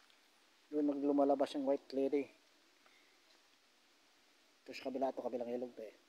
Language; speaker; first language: Filipino; native; Filipino